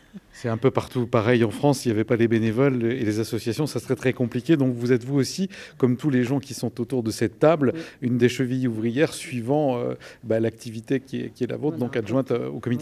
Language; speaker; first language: French; native; French